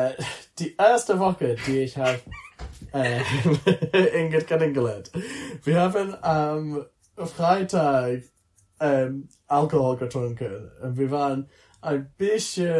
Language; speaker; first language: German; non-native, learner; English